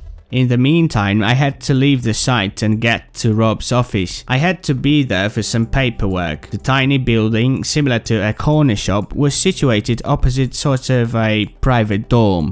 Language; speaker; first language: English; non-native, fluent; Polish